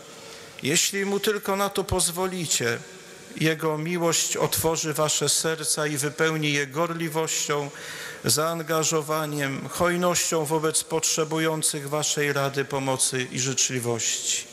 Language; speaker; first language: Polish; native; Polish